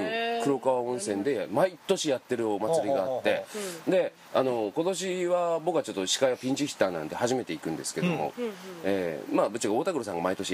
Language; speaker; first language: Japanese; native; Japanese